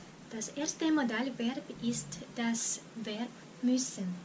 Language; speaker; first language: German; non-native, fluent; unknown